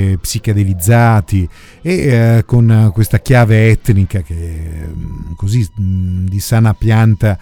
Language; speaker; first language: Italian; native; Italian